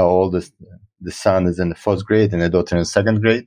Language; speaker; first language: English; non-native, fluent; Russian